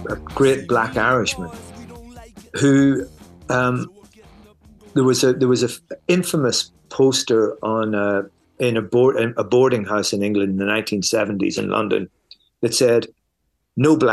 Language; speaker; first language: English; native; English